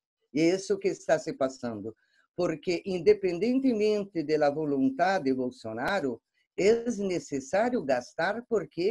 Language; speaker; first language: Spanish; non-native, fluent; Portuguese